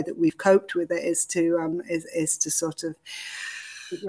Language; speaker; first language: English; native; English